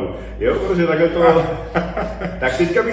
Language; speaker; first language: Czech; native; Czech